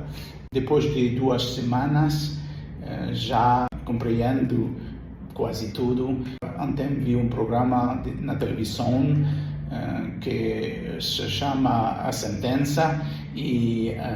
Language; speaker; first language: Portuguese; non-native, learner; Spanish